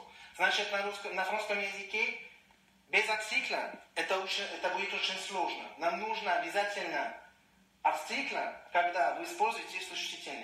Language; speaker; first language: Russian; non-native, learner; French